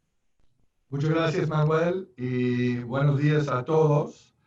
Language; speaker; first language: Spanish; non-native, fluent; English